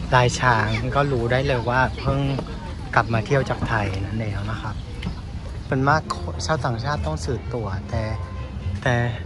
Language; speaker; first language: Thai; non-native, fluent; Vietnamese